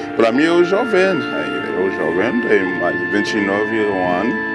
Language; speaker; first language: Portuguese; non-native, learner; Haitian Creole